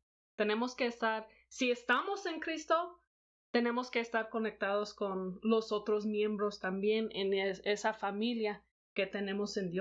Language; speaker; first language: Spanish; non-native, fluent; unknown